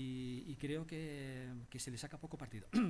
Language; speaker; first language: Spanish; native; Spanish